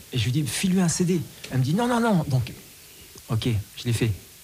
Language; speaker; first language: French; native; French